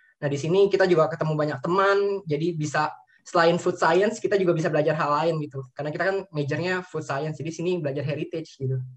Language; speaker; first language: Indonesian; native; Indonesian